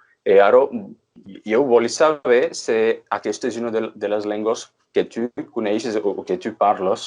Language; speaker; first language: Italian; non-native, fluent; Portuguese